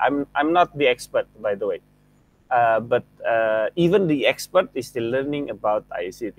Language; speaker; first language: English; non-native, fluent; Indonesian